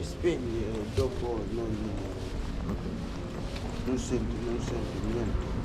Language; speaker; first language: Italian; non-native, learner; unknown